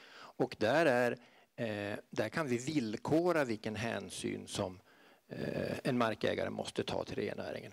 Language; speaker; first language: Swedish; native; Swedish